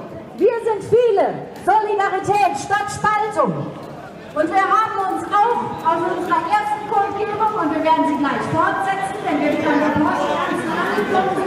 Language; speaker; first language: German; native; German